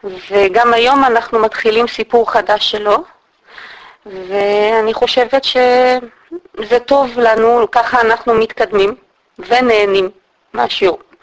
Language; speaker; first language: Hebrew; native; Hebrew